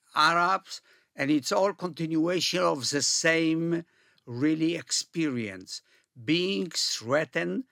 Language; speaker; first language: English; early bilingual, other home language; Polish